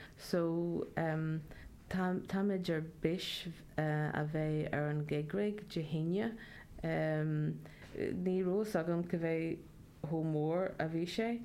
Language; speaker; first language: Irish; non-native, local second language; English